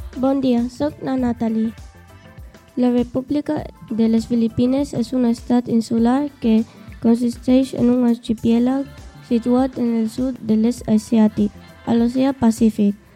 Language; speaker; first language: Catalan; early bilingual, other home language; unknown